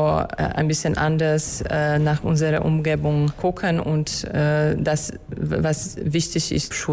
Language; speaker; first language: German; non-native, fluent; Polish